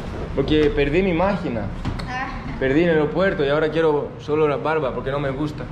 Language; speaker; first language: Spanish; non-native, learner; Greek